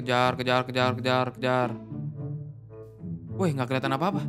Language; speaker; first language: Indonesian; native; Indonesian